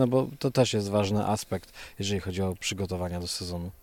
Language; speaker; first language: Polish; native; Polish